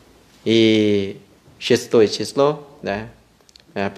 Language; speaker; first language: Russian; non-native, fluent; Thai